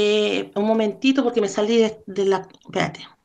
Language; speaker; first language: Spanish; native; Spanish